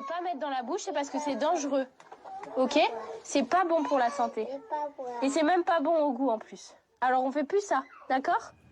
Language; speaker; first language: French; native; French